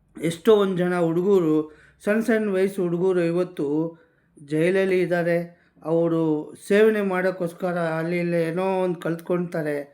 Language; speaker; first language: Kannada; non-native, local second language; Gujarati